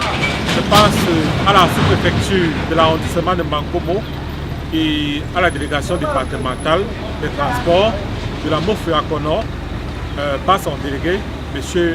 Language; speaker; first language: French; native; French